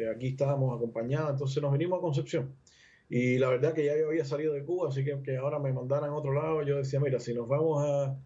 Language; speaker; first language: Spanish; native; Spanish